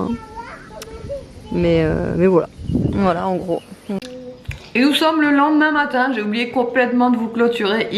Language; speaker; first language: French; native; French